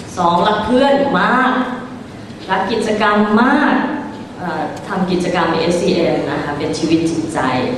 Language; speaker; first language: Thai; early bilingual, other home language; English